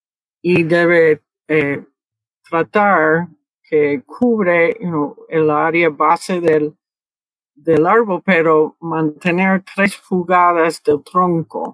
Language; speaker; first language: Spanish; early bilingual, heritage; Spanish